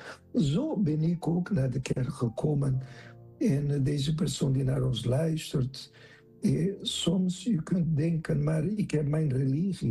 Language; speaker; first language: Dutch; non-native, fluent; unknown